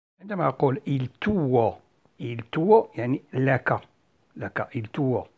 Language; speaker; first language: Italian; non-native, fluent; Arabic